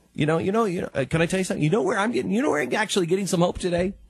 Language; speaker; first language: English; native; English